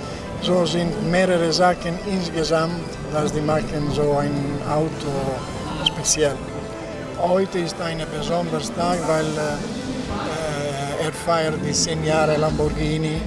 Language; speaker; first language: German; non-native, fluent; Italian